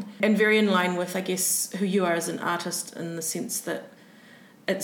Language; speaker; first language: English; native; English